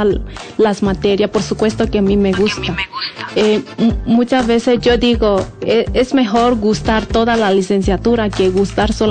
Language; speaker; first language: Spanish; non-native, local second language; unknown